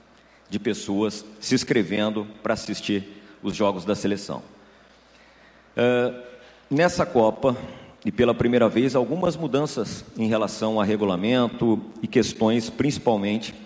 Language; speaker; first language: Portuguese; native; Portuguese